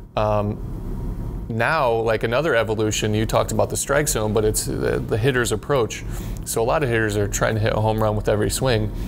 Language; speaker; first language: English; native; English